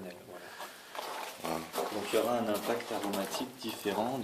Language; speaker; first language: French; native; French